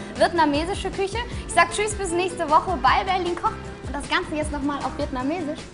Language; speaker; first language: German; native; German